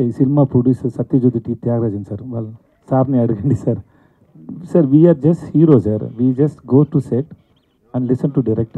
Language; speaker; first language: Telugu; non-native, learner; Tamil